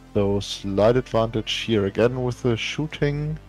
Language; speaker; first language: English; non-native, fluent; German